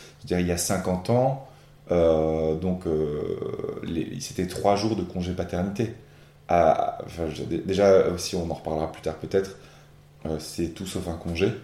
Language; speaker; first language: French; native; French